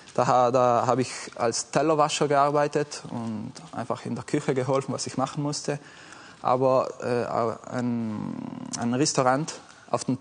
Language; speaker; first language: German; non-native, fluent; Italian